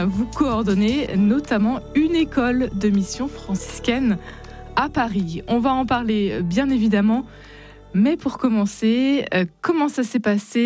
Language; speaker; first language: French; native; French